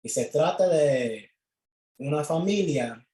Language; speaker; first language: Spanish; early bilingual, other home language; English